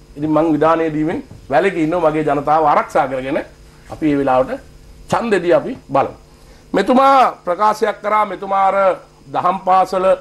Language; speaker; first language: Sinhala; native; Sinhala